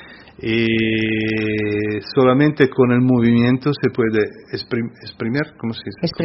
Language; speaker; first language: Spanish; non-native, fluent; Italian